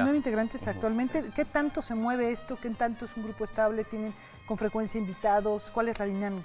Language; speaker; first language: Spanish; native; Spanish